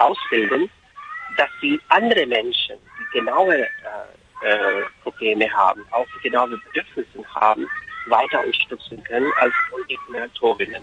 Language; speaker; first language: German; non-native, fluent; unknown